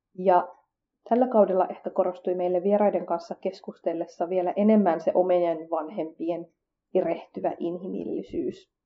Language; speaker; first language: Finnish; early bilingual, other home language; Kurdish